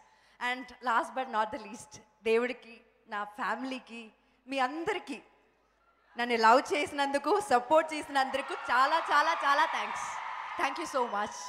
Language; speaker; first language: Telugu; non-native, local second language; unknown